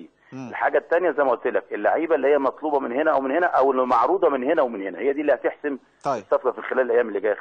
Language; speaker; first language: Arabic; native; Arabic